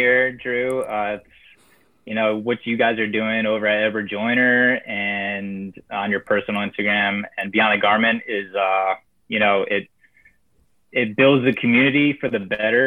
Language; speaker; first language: English; native; English